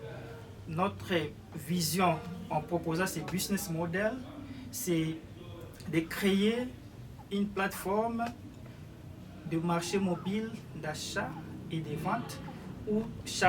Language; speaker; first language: French; non-native, local second language; Lingala